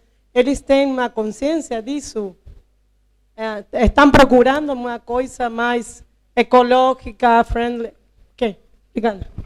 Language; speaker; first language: Portuguese; non-native, fluent; Spanish